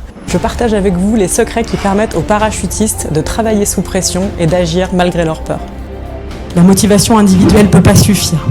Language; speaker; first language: French; native; French